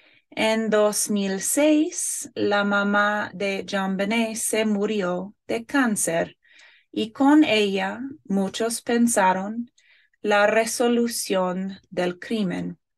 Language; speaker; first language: Spanish; non-native, fluent; English